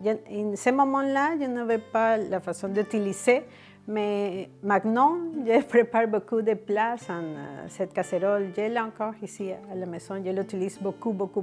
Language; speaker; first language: French; non-native, fluent; Spanish